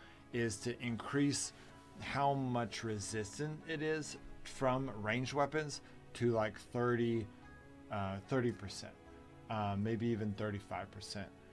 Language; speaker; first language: English; native; English